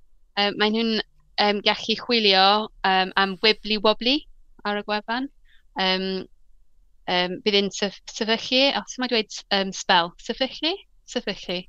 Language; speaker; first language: Welsh; non-native, learner; English